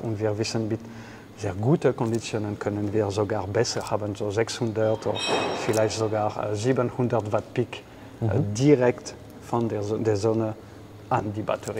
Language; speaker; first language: German; non-native, fluent; French